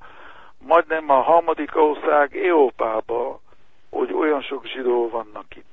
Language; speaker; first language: Hungarian; non-native, learner; Hebrew